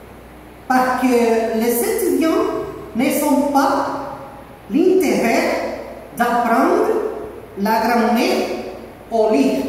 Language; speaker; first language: French; non-native, learner; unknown